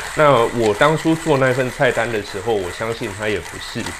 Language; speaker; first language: Chinese; native; Chinese